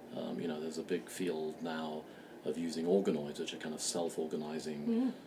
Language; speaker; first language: English; native; English